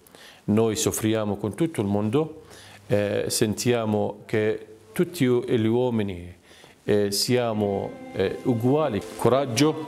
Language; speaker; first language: Italian; non-native, fluent; Arabic